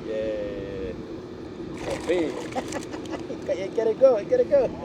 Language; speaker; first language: English; non-native, learner; Spanish